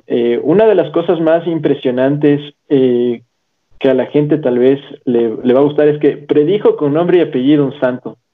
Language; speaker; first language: Spanish; native; Spanish